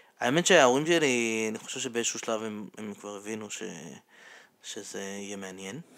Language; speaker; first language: Hebrew; non-native, fluent; Russian